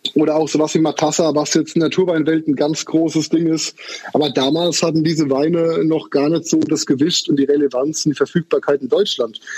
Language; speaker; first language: German; native; German